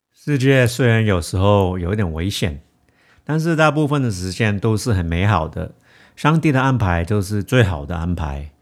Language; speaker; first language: Chinese; non-native, fluent; English